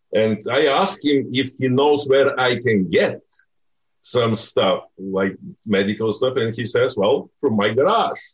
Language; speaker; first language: English; non-native, fluent; Bulgarian